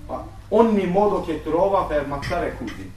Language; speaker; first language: Italian; non-native, learner; Turkish